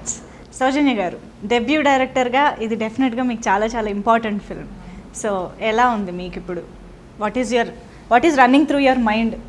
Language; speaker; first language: Telugu; native; Telugu